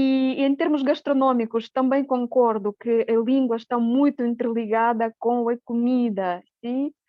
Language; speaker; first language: Portuguese; non-native, fluent; Romanian